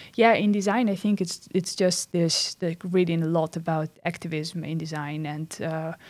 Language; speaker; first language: English; non-native, fluent; Russian